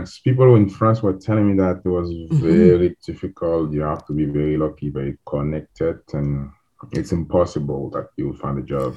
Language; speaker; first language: English; non-native, local second language; French